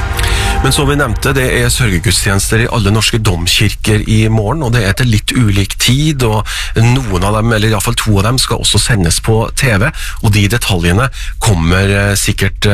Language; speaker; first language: Norwegian; native; Norwegian